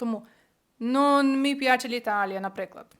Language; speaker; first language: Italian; non-native, fluent; Ukrainian